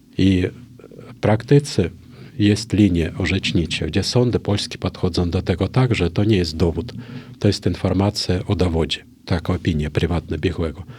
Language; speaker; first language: Polish; non-native, fluent; Russian